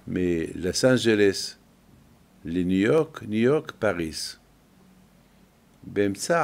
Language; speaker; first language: Hebrew; non-native, fluent; French